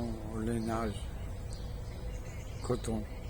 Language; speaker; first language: French; early bilingual, other home language; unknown